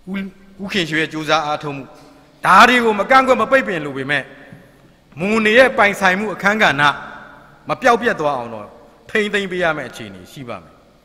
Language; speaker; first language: Burmese; non-native, local second language; Mon